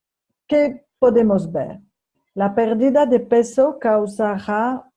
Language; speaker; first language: Spanish; non-native, fluent; French